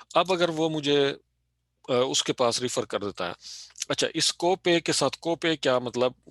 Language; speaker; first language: Urdu; non-native, local second language; Punjabi